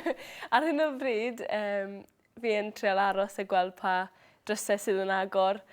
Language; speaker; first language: Welsh; native; Welsh